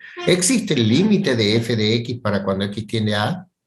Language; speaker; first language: Spanish; native; Spanish